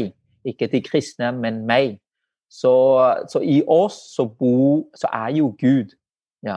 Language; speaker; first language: Norwegian; non-native, fluent; Vietnamese